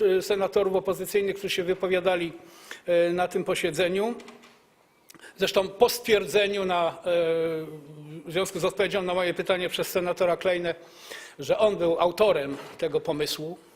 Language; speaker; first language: Polish; native; Polish